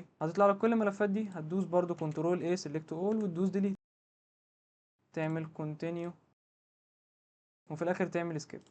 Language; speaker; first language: Arabic; native; Arabic